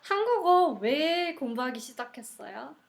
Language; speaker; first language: Korean; non-native, fluent; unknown